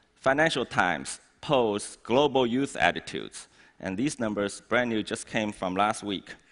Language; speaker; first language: English; non-native, fluent; Chinese